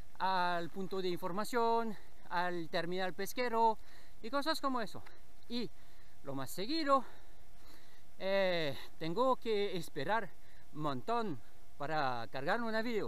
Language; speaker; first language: Spanish; non-native, learner; French